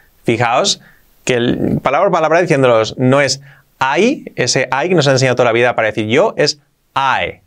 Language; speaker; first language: Spanish; native; Spanish